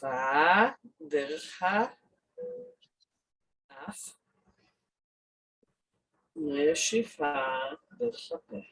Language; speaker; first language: Hebrew; non-native, fluent; English